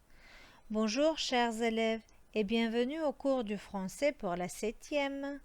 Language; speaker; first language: French; non-native, fluent; Croatian